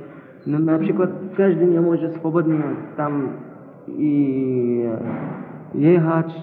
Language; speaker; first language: Polish; non-native, learner; Arabic